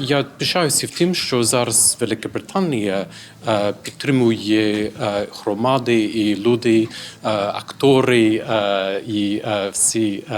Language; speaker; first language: Ukrainian; non-native, fluent; English